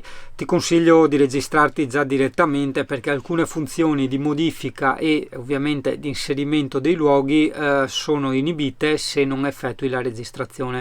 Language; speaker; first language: Italian; native; Italian